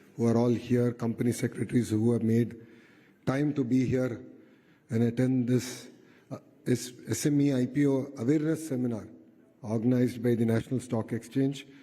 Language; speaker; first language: English; non-native, local second language; Telugu